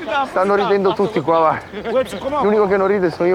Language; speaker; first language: Italian; native; Italian